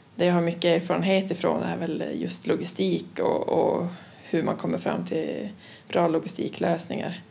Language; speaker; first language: Swedish; native; Swedish